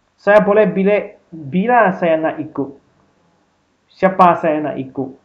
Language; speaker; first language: Malay; non-native, local second language; Chinese